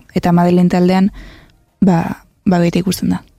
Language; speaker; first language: Basque; native; Basque